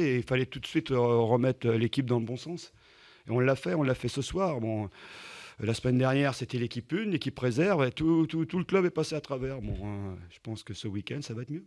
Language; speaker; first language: French; native; French